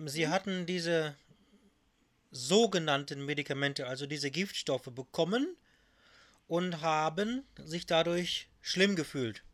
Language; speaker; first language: German; native; German